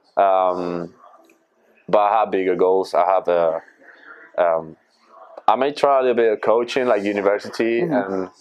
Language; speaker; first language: English; non-native, fluent; Spanish